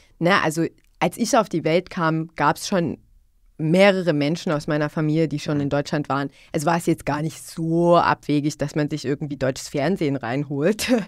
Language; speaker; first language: German; non-native, fluent; Bosnian